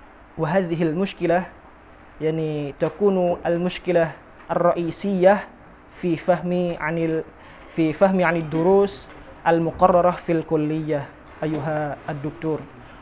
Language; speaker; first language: Arabic; non-native, fluent; Indonesian